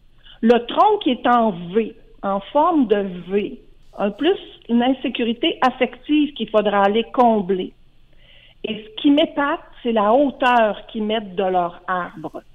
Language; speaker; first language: French; native; French